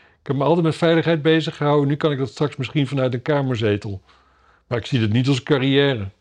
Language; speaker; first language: Dutch; native; Dutch